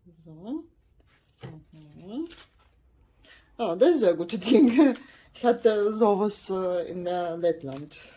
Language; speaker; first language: German; non-native, learner; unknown